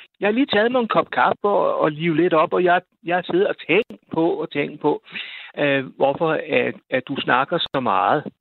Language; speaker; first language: Danish; native; Danish